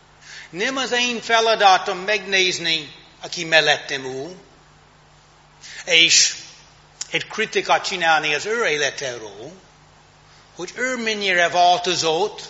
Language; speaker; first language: Hungarian; non-native, fluent; English